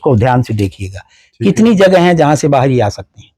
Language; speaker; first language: Hindi; native; Hindi